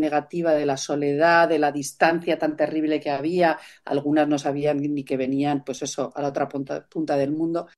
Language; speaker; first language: Spanish; native; Spanish